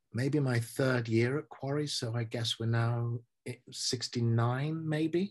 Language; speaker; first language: English; native; English